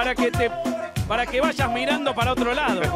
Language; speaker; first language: Spanish; native; Spanish